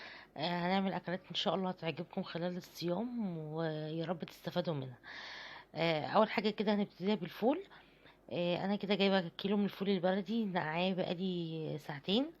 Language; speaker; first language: Arabic; native; Arabic